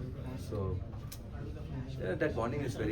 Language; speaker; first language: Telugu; non-native, learner; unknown